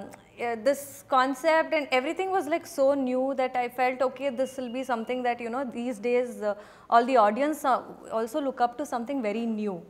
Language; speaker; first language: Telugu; non-native, learner; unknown